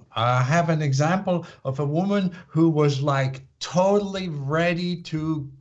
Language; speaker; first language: English; non-native, fluent; Swiss German